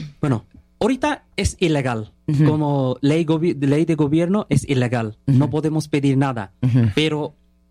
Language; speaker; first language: Spanish; non-native, learner; Bangla